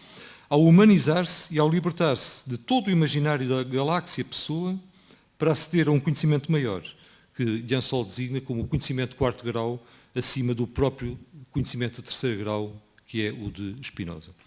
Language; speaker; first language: Portuguese; native; Portuguese